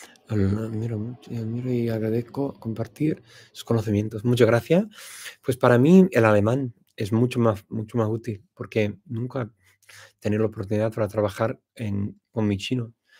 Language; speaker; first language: Spanish; non-native, fluent; English